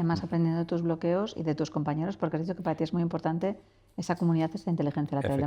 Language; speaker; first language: Spanish; native; Spanish